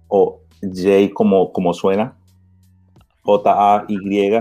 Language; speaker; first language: Spanish; early bilingual, heritage; Spanish